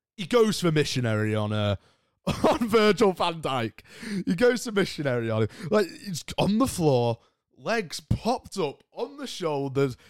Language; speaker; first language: English; native; English